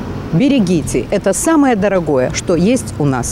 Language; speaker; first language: Russian; native; Russian